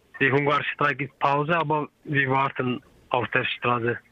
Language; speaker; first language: German; non-native, learner; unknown